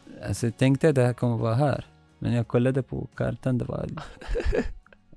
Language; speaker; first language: Swedish; non-native, learner; Arabic